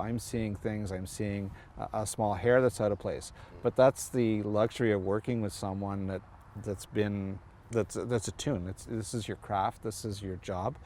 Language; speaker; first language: English; native; English